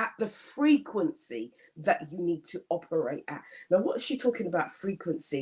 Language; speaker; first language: English; native; English